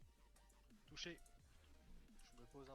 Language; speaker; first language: French; native; French